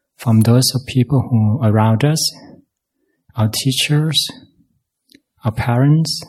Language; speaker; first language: English; non-native, fluent; Thai